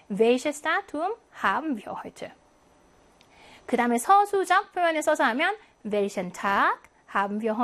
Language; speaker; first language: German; non-native, fluent; Korean